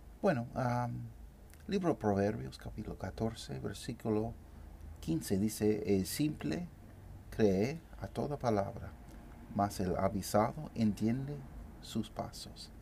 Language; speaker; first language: Spanish; non-native, fluent; English